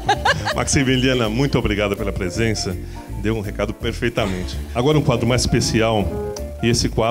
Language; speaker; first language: Portuguese; native; Portuguese